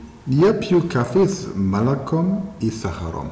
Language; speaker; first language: Russian; non-native, learner; German